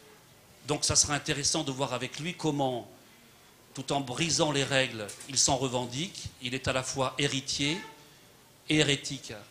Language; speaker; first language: French; native; French